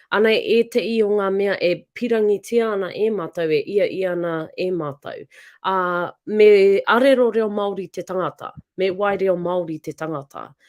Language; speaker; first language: Māori; native; Māori